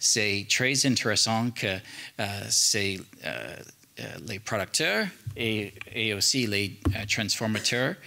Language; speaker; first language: French; non-native, learner; English